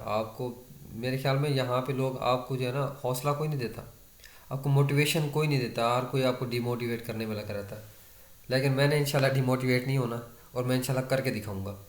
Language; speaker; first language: Urdu; non-native, local second language; Saraiki